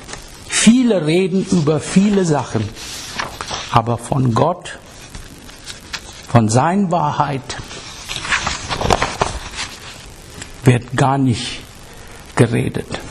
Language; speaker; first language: German; non-native, learner; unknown